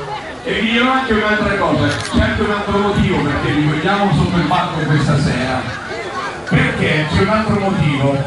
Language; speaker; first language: Italian; native; Italian